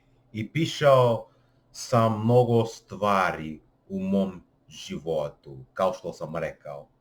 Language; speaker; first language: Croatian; non-native, learner; English